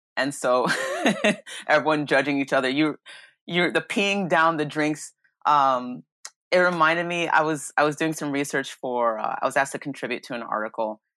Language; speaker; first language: English; early bilingual, other home language; Yoruba